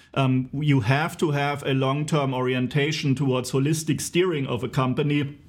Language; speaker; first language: English; non-native, fluent; German